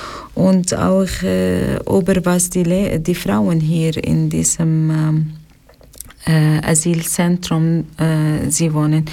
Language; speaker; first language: German; non-native, learner; Arabic